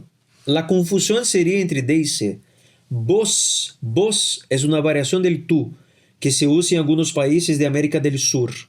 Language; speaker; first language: Spanish; non-native, fluent; Portuguese